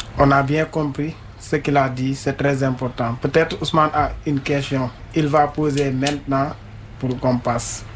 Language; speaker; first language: French; non-native, local second language; Wolof